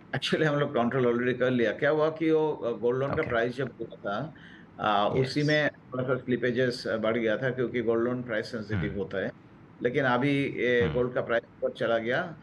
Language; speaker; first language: Hindi; non-native, local second language; Bangla